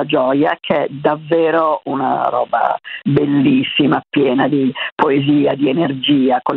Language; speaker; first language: Italian; native; Italian